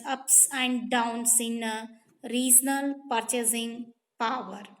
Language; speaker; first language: English; non-native, local second language; Kannada